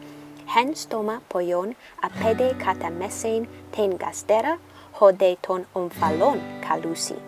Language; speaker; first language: Greek; non-native, learner; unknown